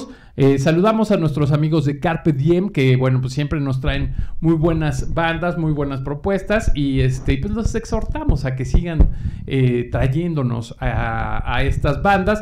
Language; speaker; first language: Spanish; native; Spanish